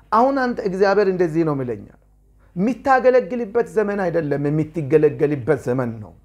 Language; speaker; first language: Amharic; non-native, local second language; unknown